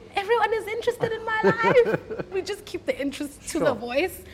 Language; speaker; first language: English; non-native, local second language; Xhosa